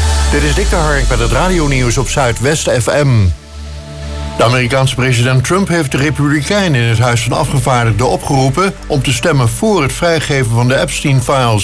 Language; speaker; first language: Dutch; native; Dutch